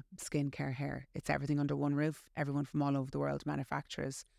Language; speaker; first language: English; native; English